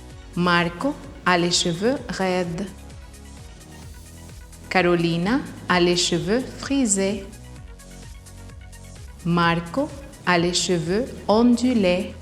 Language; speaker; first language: French; non-native, fluent; Spanish